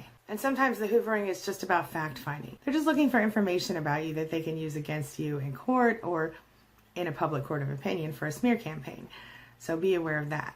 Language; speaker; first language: English; native; English